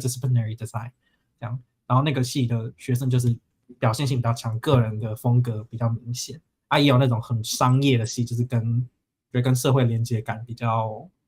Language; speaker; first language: Chinese; native; Chinese